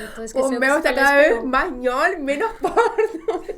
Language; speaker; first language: Portuguese; non-native, fluent; Spanish